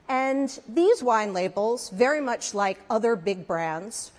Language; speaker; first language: English; native; English